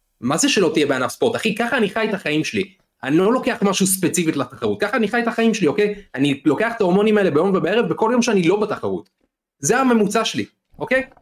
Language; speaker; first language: Hebrew; native; Hebrew